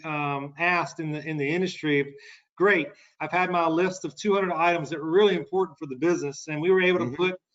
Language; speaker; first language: English; native; English